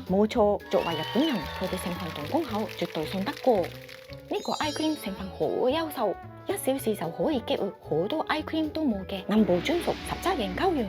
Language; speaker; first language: Cantonese; non-native, fluent; Japanese